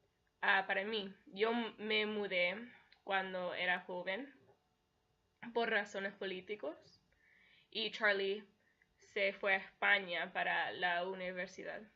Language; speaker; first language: Spanish; early bilingual, heritage; Spanish